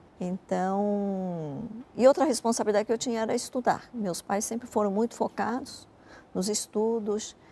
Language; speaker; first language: Portuguese; early bilingual, other home language; Japanese